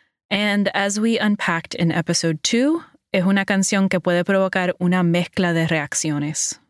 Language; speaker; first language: Spanish; early bilingual, heritage; Spanish